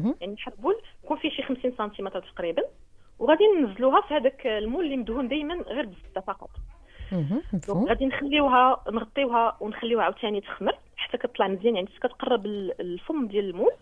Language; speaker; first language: Arabic; native; Arabic